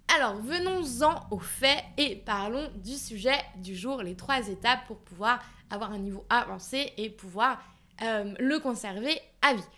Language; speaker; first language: French; native; French